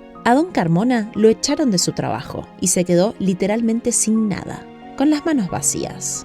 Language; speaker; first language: Spanish; native; Spanish